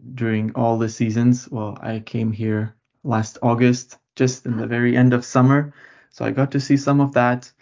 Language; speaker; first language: English; non-native, fluent; Lithuanian